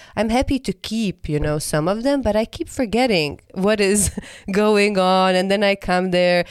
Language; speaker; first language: English; non-native, fluent; Croatian